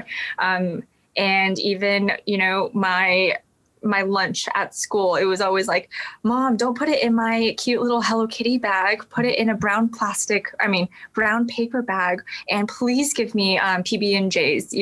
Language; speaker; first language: English; native; English